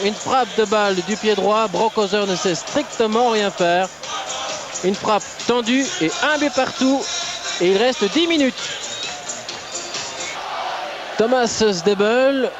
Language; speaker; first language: French; native; French